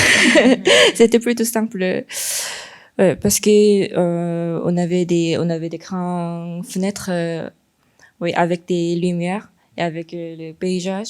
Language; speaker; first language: French; non-native, fluent; Korean